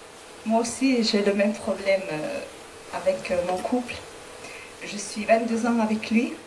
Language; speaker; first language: French; non-native, fluent; Spanish